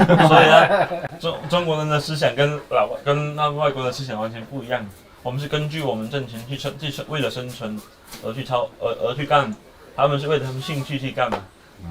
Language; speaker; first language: Chinese; native; Chinese